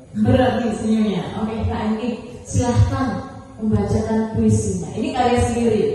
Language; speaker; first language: Indonesian; native; Indonesian